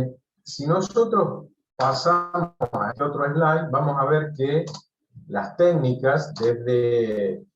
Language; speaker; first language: Spanish; native; Spanish